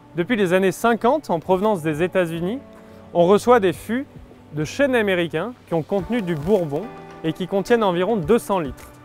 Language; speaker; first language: French; native; French